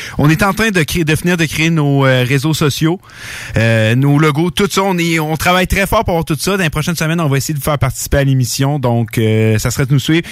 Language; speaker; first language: French; native; French